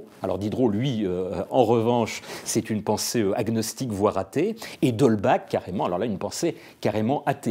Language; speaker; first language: French; native; French